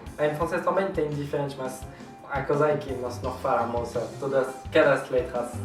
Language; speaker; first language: Portuguese; non-native, fluent; French